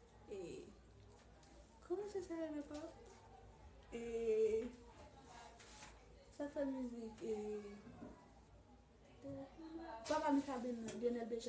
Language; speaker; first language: French; non-native, learner; Haitian Creole